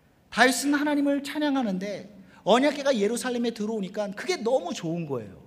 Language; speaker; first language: Korean; native; Korean